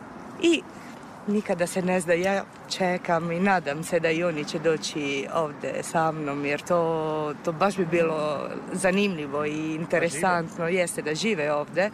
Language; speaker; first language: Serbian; non-native, fluent; Italian